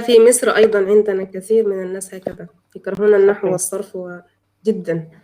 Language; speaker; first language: Arabic; native; Arabic